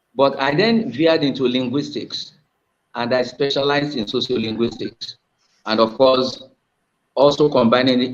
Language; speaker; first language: English; non-native, local second language; Yoruba